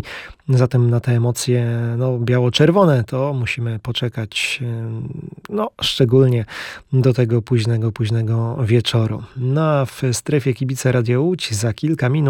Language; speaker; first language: Polish; native; Polish